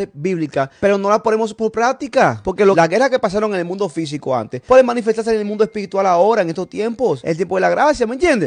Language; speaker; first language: Spanish; native; Spanish